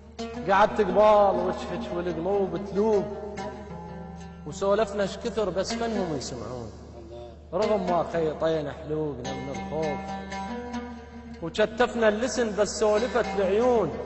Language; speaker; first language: Arabic; native; Arabic